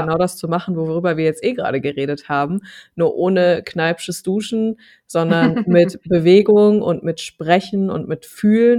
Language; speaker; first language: German; native; German